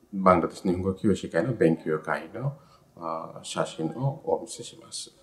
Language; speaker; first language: Japanese; non-native, fluent; Bangla